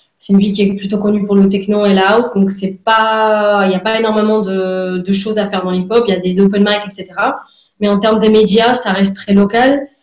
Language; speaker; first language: French; non-native, fluent; English